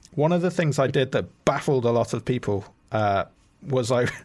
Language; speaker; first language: English; native; English